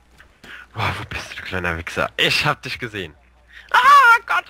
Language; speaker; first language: German; native; German